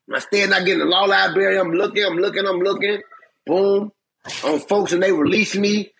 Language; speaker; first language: English; native; English